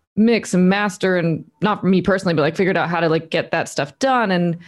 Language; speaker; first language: English; native; English